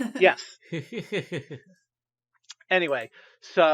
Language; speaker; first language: English; native; English